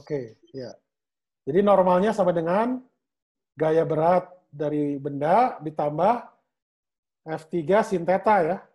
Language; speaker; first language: Indonesian; native; Indonesian